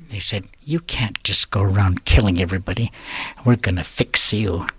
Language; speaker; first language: English; native; English